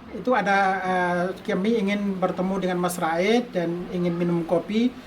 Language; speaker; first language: Indonesian; native; Indonesian